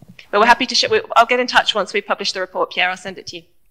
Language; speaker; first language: English; native; English